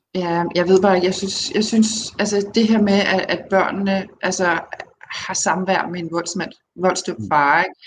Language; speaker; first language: Danish; early bilingual, other home language; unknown